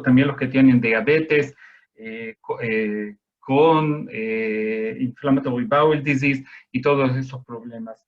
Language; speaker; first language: Spanish; non-native, fluent; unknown